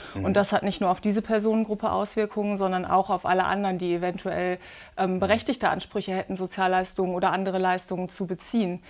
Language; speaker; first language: German; native; German